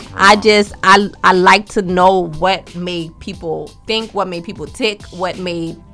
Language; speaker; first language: English; early bilingual, other home language; Haitian Creole